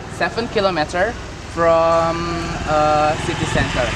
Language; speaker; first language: English; non-native, learner; Indonesian